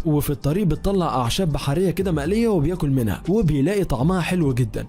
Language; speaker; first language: Arabic; native; Arabic